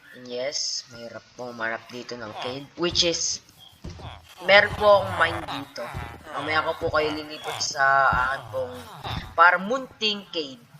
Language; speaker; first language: Filipino; native; Filipino